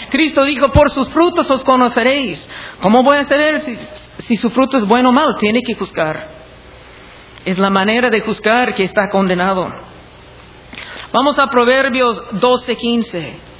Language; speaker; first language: Spanish; non-native, fluent; English